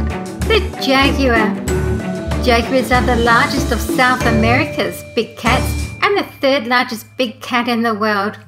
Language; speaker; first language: English; native; English